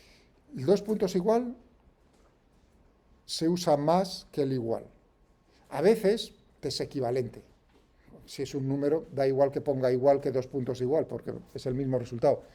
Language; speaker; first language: Spanish; native; Spanish